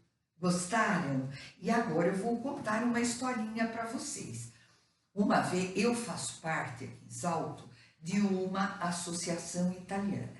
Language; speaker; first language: Portuguese; native; Portuguese